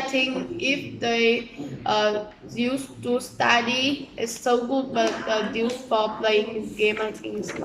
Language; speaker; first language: English; non-native, learner; Vietnamese